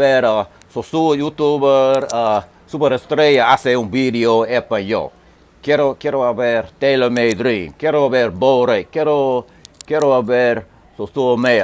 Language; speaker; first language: Spanish; non-native, learner; English